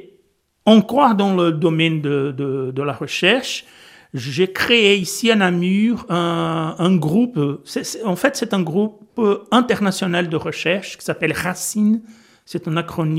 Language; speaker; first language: French; non-native, fluent; Portuguese